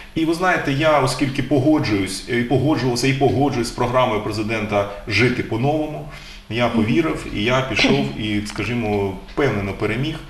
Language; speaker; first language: Ukrainian; native; Ukrainian